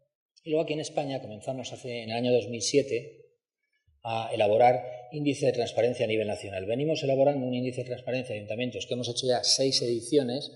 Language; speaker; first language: Spanish; native; Spanish